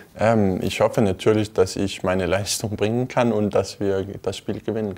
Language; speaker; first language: German; non-native, fluent; Danish